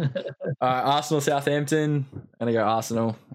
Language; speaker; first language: English; native; English